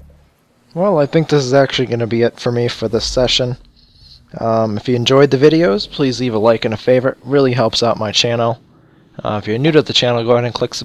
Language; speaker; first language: English; native; English